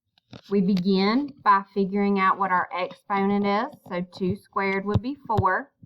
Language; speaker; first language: English; native; English